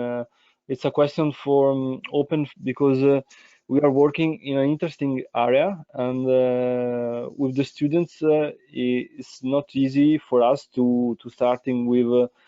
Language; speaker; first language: English; non-native, fluent; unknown